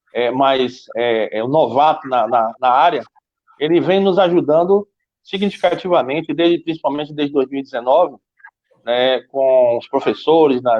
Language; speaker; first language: Portuguese; native; Portuguese